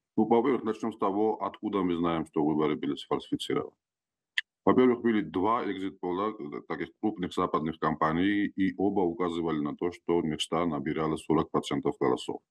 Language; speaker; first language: Russian; non-native, local second language; Georgian